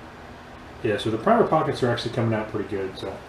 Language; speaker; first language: English; native; English